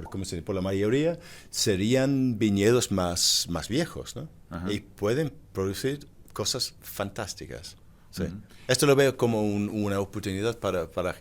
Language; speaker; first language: Spanish; non-native, fluent; English